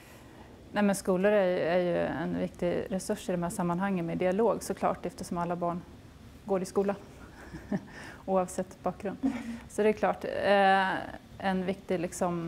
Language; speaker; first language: Swedish; native; Swedish